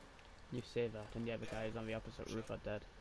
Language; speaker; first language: English; native; English